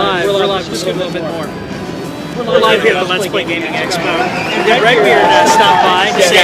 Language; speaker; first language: English; native; English